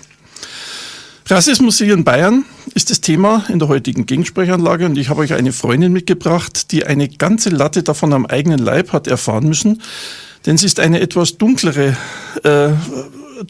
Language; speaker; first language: German; native; German